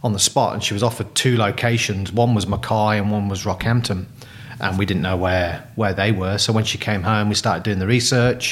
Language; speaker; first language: English; native; English